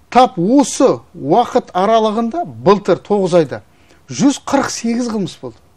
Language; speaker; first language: Kazakh; native; Kazakh